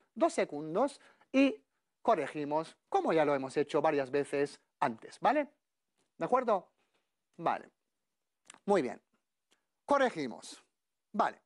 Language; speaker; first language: Spanish; non-native, fluent; Arabic